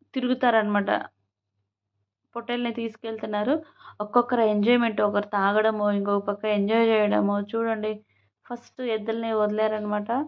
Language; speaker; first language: Telugu; native; Telugu